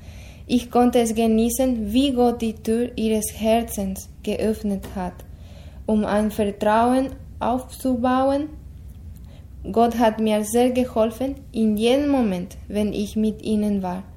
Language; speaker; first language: German; non-native, fluent; Spanish